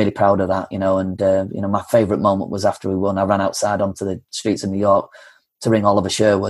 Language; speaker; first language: English; native; English